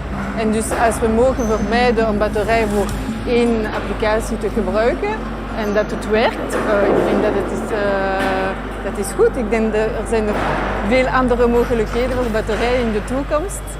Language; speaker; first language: Dutch; non-native, local second language; French